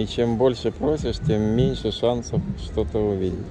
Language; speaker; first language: Russian; native; Russian